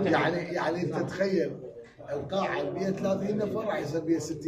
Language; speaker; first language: Arabic; native; Arabic